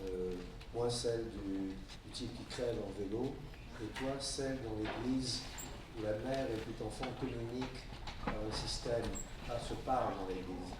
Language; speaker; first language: French; native; French